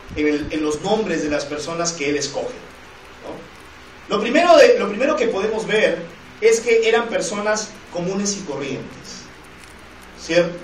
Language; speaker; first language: Spanish; native; Spanish